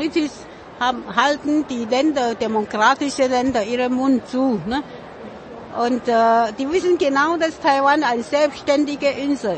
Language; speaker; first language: German; non-native, fluent; Min Nan Chinese